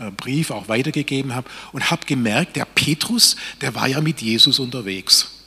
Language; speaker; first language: German; native; German